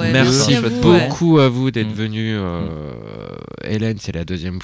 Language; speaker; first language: French; native; French